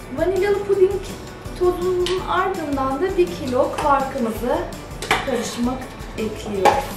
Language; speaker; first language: Turkish; early bilingual, heritage; Turkish